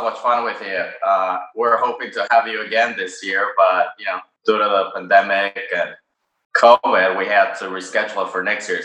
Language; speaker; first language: English; non-native, fluent; Spanish